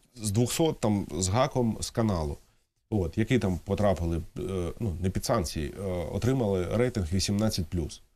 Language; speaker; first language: Ukrainian; native; Ukrainian